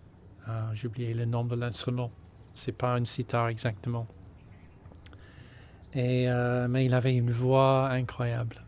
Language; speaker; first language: French; non-native, fluent; English